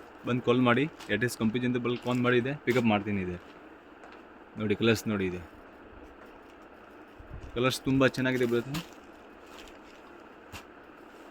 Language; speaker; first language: Kannada; non-native, local second language; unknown